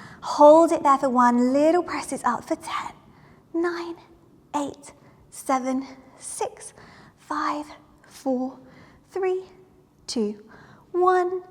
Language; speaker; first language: English; native; English